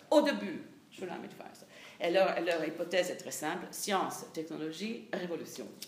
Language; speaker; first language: French; non-native, fluent; Italian